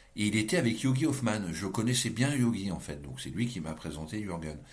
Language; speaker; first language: French; native; French